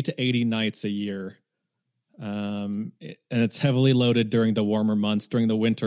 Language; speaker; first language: English; native; English